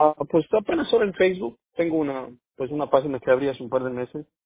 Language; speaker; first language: Spanish; native; Spanish